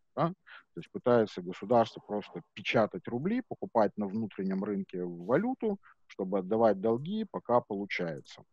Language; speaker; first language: Russian; native; Russian